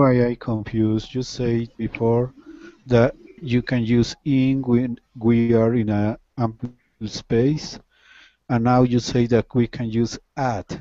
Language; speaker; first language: English; non-native, learner; Spanish